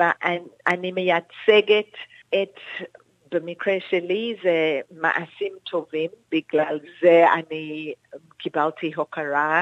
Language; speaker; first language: Hebrew; non-native, fluent; English